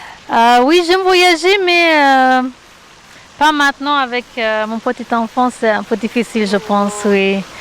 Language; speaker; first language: French; non-native, learner; Persian